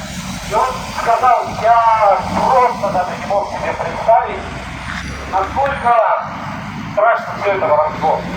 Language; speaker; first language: Russian; native; Russian